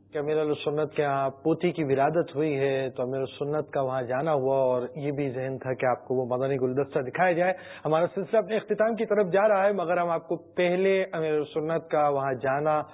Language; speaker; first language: Urdu; native; Urdu